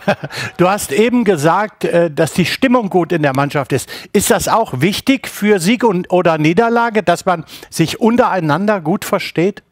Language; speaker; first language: German; native; German